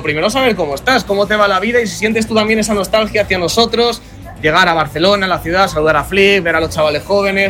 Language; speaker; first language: Spanish; native; Spanish